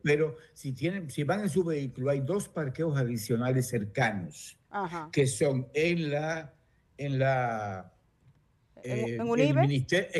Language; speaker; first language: Spanish; native; Spanish